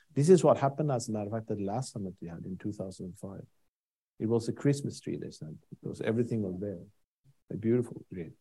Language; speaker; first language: English; non-native, fluent; Norwegian